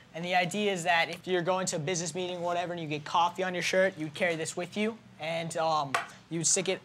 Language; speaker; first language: English; native; English